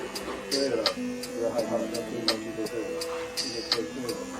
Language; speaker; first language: Chinese; native; Chinese